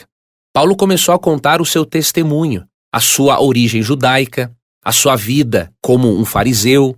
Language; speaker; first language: Portuguese; native; Portuguese